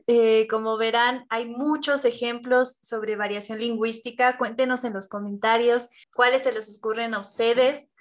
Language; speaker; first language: Spanish; native; Spanish